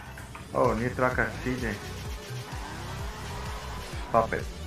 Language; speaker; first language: English; non-native, learner; Portuguese